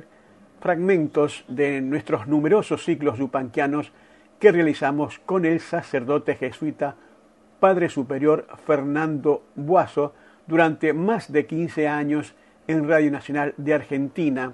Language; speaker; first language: Spanish; native; Spanish